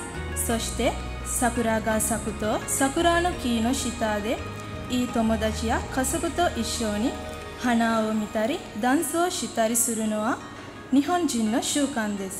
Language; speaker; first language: Japanese; non-native, learner; Sinhala